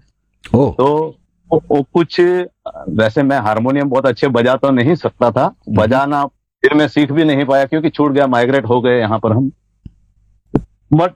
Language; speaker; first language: Hindi; non-native, local second language; Gujarati